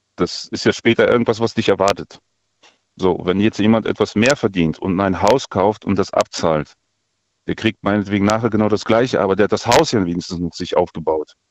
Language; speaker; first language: German; non-native, fluent; Russian